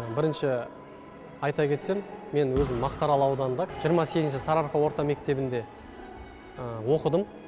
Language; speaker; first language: Kazakh; non-native, local second language; Russian